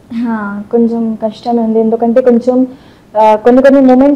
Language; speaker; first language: Telugu; non-native, local second language; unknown